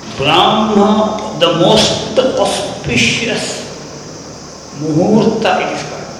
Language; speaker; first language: English; non-native, local second language; Kannada